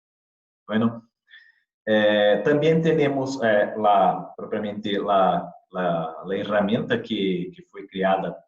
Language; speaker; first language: Spanish; non-native, fluent; Portuguese